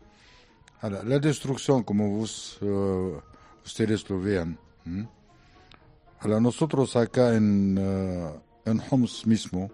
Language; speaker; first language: Spanish; non-native, fluent; Arabic